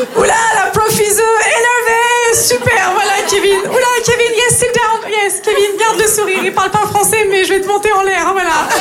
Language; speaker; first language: French; native; French